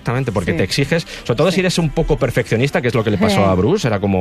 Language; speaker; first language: Spanish; native; Spanish